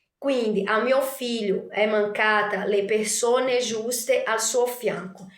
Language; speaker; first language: Italian; non-native, fluent; Portuguese